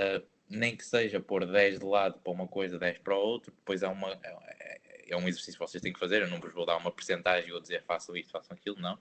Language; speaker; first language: Portuguese; native; Portuguese